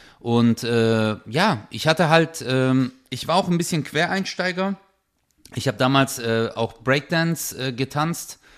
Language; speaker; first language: German; early bilingual, other home language; Turkish